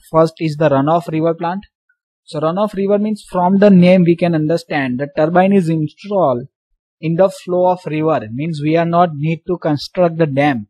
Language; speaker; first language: English; non-native, local second language; Gujarati